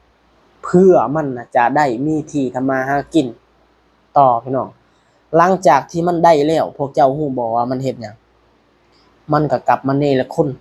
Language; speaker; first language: Thai; non-native, local second language; Lao